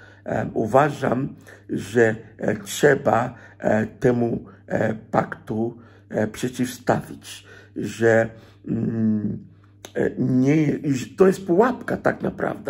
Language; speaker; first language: Polish; non-native, fluent; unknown